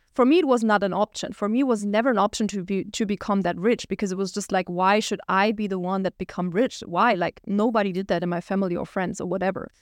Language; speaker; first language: English; non-native, fluent; German